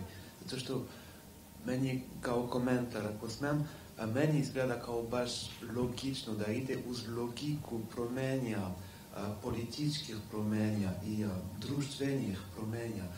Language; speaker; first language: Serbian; non-native, learner; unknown